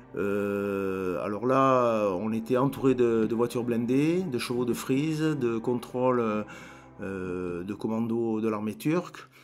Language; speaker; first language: French; native; French